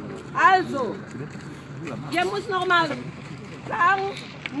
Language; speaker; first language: German; non-native, fluent; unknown